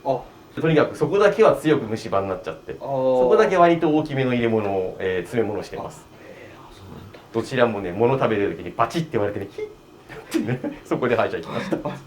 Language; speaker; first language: Japanese; native; Japanese